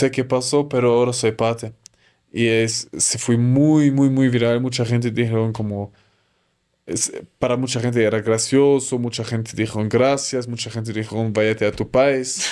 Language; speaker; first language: Spanish; non-native, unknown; German